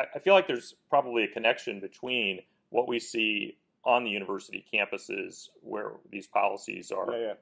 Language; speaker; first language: English; native; English